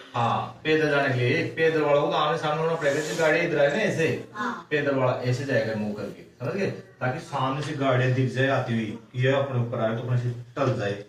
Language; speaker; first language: Hindi; native; Hindi